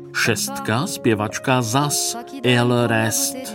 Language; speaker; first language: Czech; native; Czech